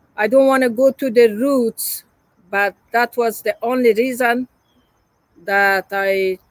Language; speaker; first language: English; non-native, learner; Persian